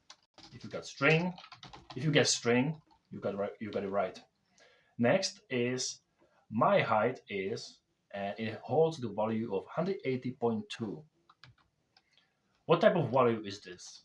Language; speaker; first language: English; non-native, fluent; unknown